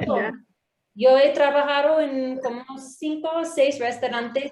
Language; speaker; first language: Spanish; non-native, learner; English